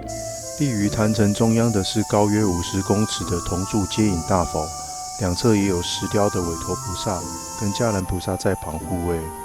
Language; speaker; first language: Chinese; native; Chinese